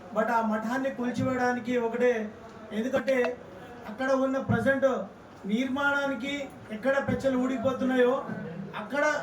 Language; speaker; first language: Telugu; non-native, local second language; Lambadi